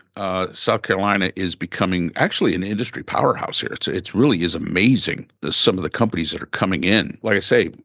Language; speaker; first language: English; native; English